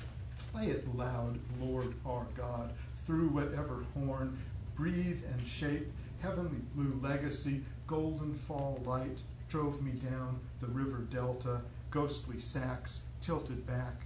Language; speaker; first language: English; native; English